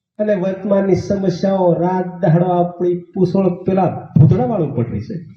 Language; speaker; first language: Gujarati; non-native, local second language; Rathawi